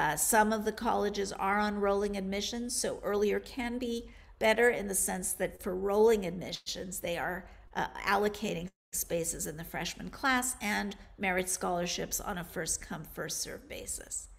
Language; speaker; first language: English; native; English